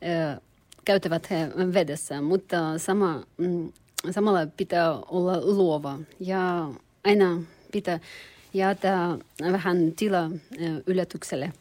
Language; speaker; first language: Finnish; non-native, learner; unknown